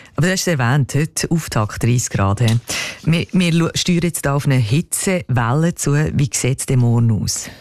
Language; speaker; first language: German; native; German